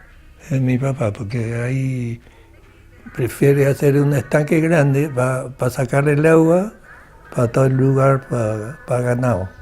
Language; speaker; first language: Spanish; non-native, local second language; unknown